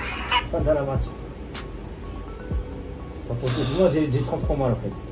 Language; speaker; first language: French; non-native, learner; Japanese